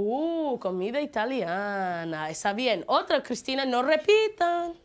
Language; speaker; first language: Spanish; non-native, fluent; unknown